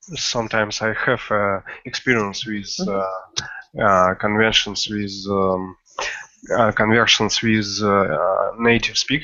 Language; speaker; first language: English; non-native, learner; Russian